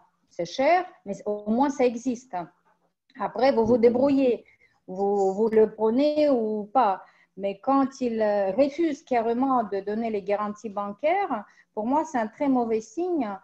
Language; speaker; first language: French; non-native, fluent; Russian